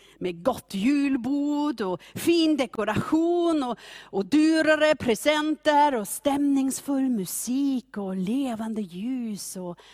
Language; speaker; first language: Swedish; non-native, fluent; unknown